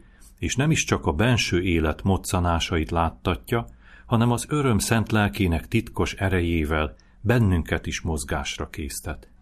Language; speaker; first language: Hungarian; native; Hungarian